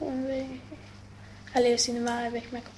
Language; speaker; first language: French; non-native, learner; Swedish